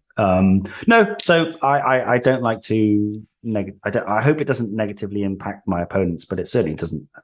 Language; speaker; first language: English; native; English